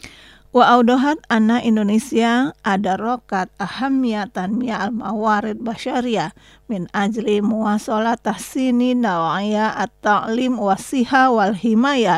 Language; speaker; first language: Arabic; non-native, fluent; Indonesian